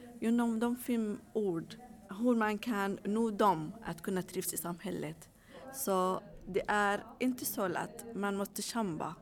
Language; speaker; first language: Swedish; non-native, fluent; Arabic